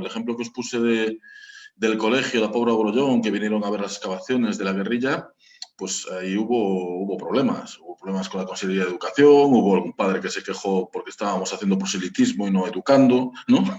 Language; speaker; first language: Spanish; native; Spanish